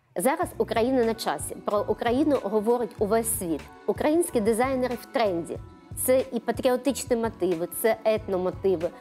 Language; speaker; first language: Ukrainian; native; Ukrainian